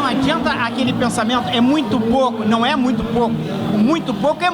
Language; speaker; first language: Portuguese; native; Portuguese